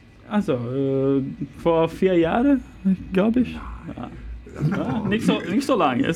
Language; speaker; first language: German; non-native, fluent; Italian